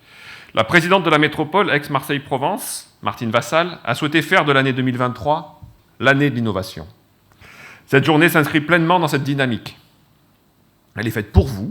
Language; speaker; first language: French; native; French